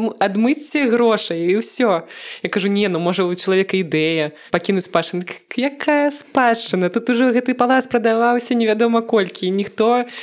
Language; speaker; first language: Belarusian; non-native, local second language; Russian